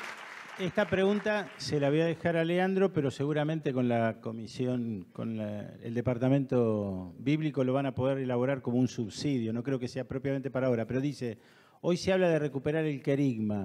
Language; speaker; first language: Spanish; native; Spanish